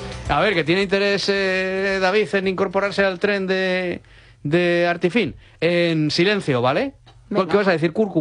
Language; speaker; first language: Spanish; native; Spanish